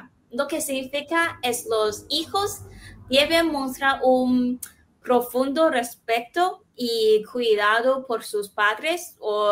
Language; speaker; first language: Spanish; non-native, fluent; Chinese